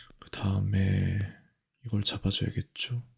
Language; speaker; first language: Korean; native; Korean